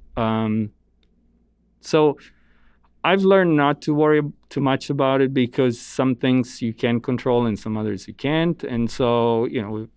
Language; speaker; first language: English; non-native, fluent; Italian